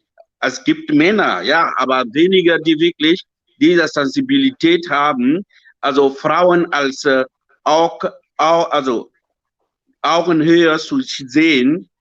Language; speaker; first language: German; non-native, fluent; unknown